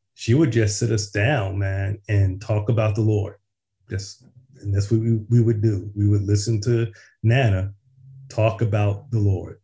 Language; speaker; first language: English; native; English